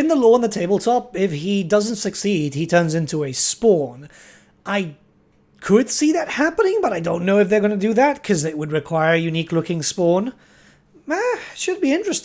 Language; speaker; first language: English; native; English